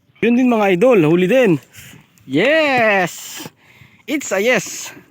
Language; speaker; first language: Filipino; native; Filipino